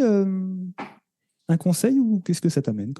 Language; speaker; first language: French; native; French